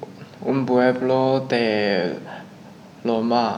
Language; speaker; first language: Spanish; non-native, learner; Chinese